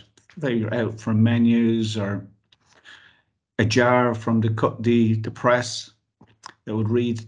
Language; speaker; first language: English; native; English